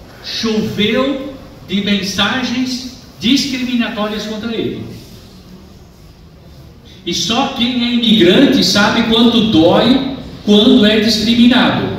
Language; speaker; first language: Portuguese; non-native, fluent; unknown